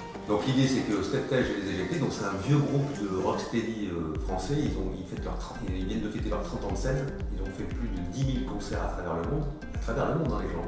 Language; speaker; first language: French; native; French